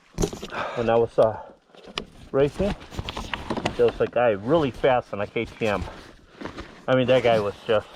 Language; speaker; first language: English; native; English